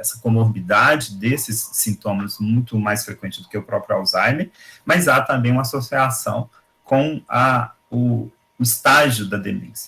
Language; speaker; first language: Portuguese; native; Portuguese